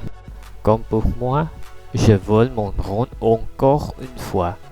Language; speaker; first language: French; non-native, learner; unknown